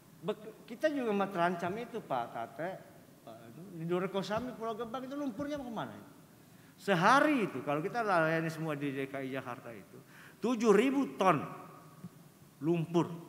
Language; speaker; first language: Indonesian; native; Indonesian